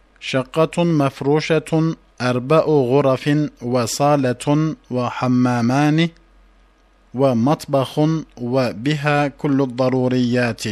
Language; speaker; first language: Arabic; non-native, fluent; Turkish